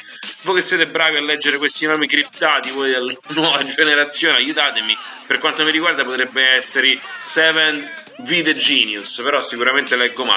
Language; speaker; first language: Italian; native; Italian